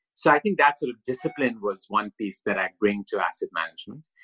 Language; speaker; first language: English; non-native, local second language; Urdu